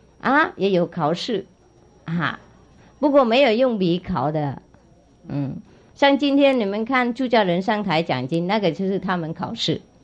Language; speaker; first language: Chinese; non-native, fluent; Vietnamese